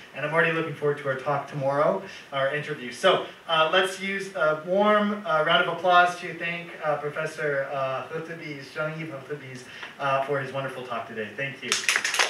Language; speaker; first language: English; native; English